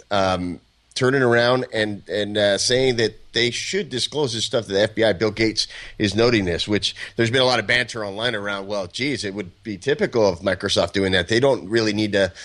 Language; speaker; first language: English; native; English